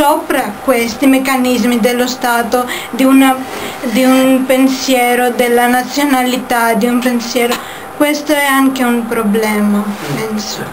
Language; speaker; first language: Italian; non-native, fluent; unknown